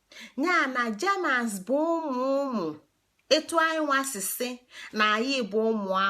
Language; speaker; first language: Igbo; native; Igbo